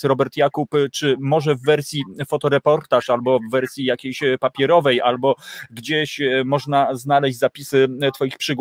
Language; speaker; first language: Polish; native; Polish